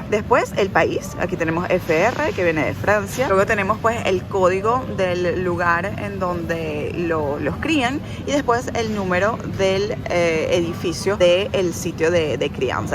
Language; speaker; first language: Spanish; native; Spanish